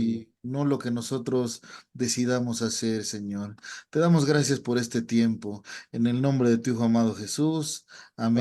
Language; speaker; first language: Spanish; native; Spanish